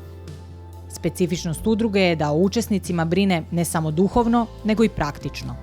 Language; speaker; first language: Croatian; native; Croatian